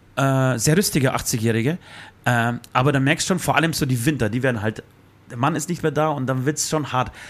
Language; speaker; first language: German; early bilingual, other home language; Polish